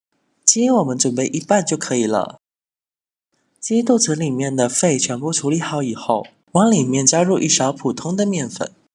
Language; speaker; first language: Chinese; native; Chinese